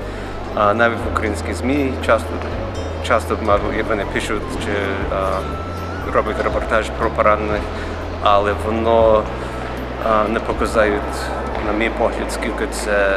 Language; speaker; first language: Ukrainian; early bilingual, heritage; English